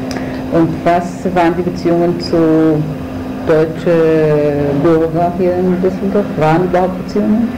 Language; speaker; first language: German; non-native, fluent; Hebrew